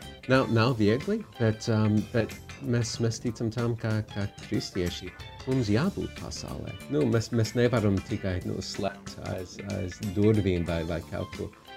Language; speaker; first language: Latvian; non-native, fluent; English